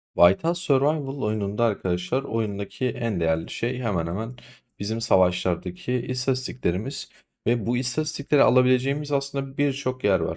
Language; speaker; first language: Turkish; native; Turkish